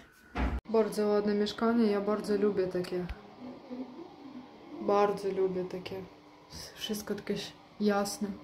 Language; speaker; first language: Polish; non-native, learner; Ukrainian